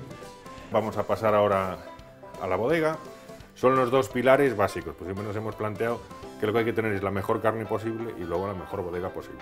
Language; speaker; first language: Spanish; native; Spanish